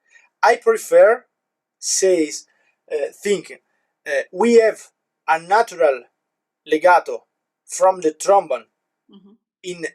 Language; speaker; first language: English; non-native, learner; Italian